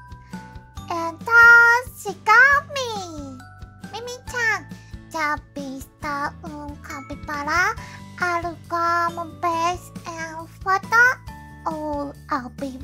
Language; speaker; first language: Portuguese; non-native, learner; Japanese